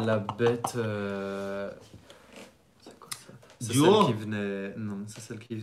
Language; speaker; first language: French; native; French